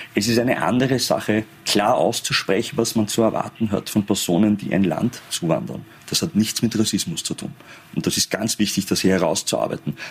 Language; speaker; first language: German; early bilingual, other home language; Persian